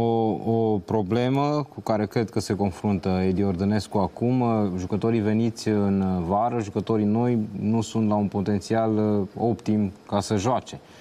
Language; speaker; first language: Romanian; native; Romanian